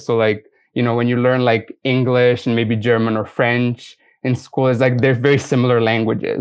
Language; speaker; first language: English; non-native, fluent; Romanian